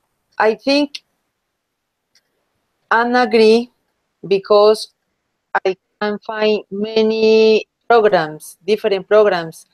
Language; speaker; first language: English; non-native, learner; Spanish